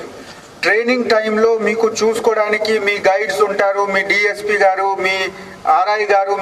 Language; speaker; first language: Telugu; non-native, learner; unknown